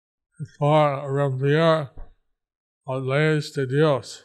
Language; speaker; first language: Spanish; non-native, learner; English